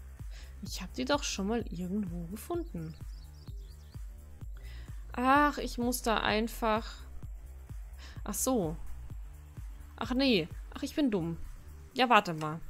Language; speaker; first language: German; native; German